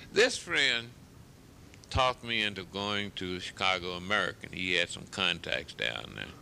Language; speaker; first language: English; native; English